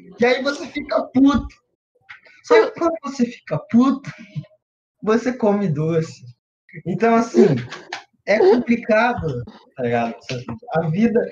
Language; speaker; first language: Portuguese; native; Portuguese